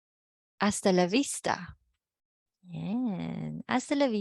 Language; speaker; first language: Spanish; non-native, fluent; Filipino